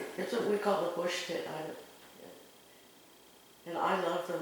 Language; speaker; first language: English; native; English